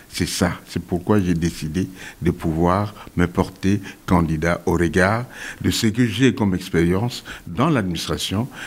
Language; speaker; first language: French; non-native, local second language; Kongo